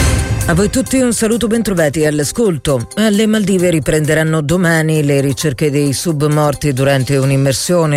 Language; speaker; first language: Italian; native; Italian